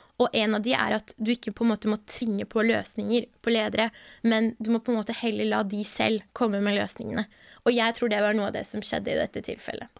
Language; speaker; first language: Norwegian; early bilingual, other home language; Persian